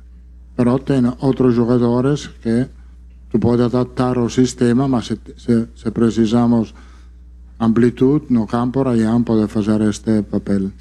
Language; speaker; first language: Portuguese; non-native, fluent; Italian